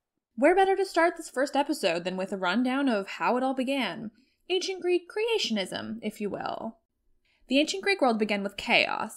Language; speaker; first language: English; native; English